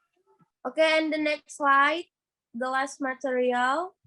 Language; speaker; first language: English; non-native, learner; Indonesian